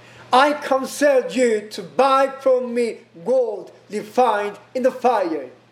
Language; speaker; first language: English; non-native, learner; Korean